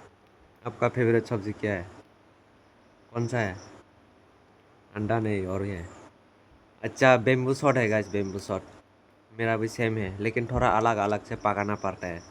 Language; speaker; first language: Hindi; non-native, local second language; Kok Borok